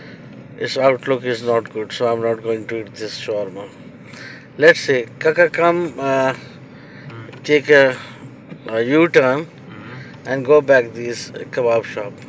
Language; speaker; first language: English; non-native, fluent; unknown